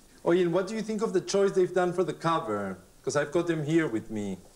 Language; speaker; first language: English; non-native, fluent; Spanish